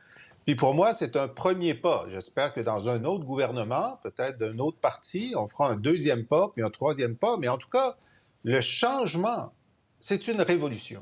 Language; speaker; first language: French; native; French